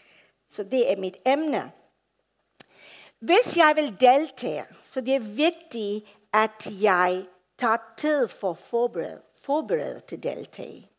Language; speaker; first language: Danish; non-native, fluent; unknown